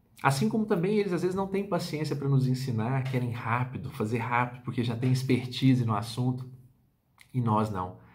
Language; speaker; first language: Portuguese; native; Portuguese